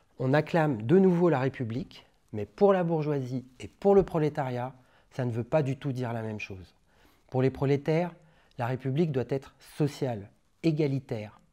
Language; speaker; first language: French; native; French